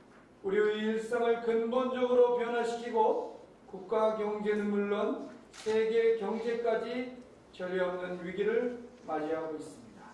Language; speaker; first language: Korean; native; Korean